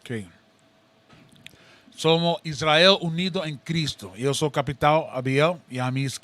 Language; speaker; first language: Portuguese; non-native, learner; Spanish